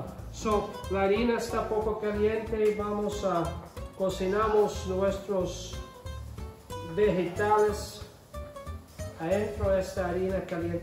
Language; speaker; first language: Spanish; non-native, fluent; English